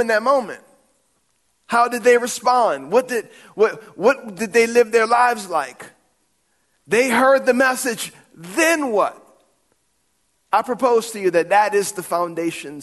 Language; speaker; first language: English; native; English